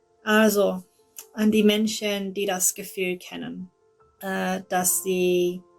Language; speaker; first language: German; non-native, learner; English